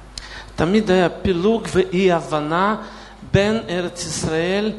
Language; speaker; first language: Hebrew; non-native, fluent; Russian